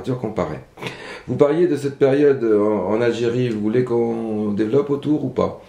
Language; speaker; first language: French; native; French